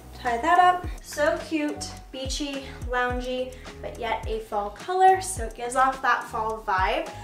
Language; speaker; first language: English; native; English